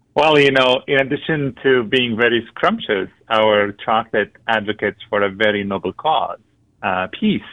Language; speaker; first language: English; non-native, fluent; Arabic